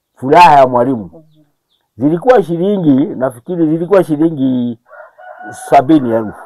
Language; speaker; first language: Swahili; non-native, local second language; Kikuyu